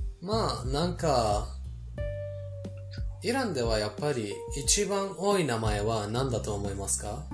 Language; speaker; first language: Japanese; non-native, fluent; Persian